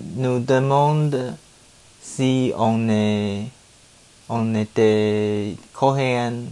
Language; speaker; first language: French; non-native, learner; Chinese